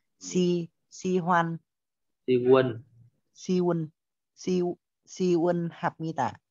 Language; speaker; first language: Korean; non-native, learner; Vietnamese